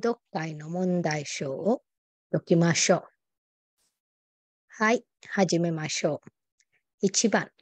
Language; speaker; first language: Japanese; non-native, fluent; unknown